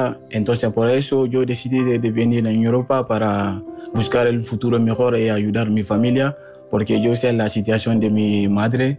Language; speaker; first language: Spanish; non-native, learner; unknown